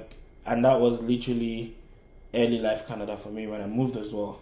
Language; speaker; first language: English; non-native, local second language; Yoruba